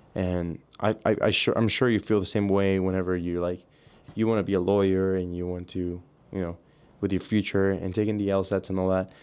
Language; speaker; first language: English; early bilingual, other home language; Spanish